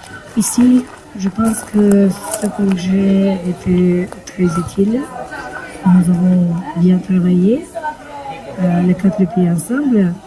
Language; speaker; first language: French; non-native, fluent; Bulgarian